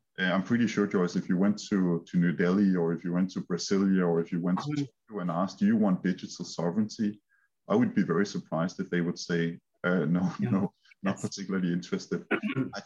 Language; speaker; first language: English; non-native, fluent; Danish